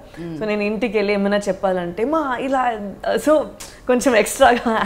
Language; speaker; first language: Telugu; non-native, learner; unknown